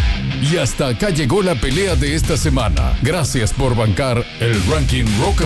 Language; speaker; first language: Spanish; native; Spanish